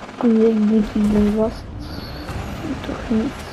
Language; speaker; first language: Dutch; non-native, local second language; French